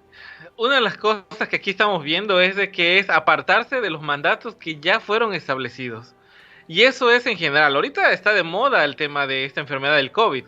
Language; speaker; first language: Spanish; native; Spanish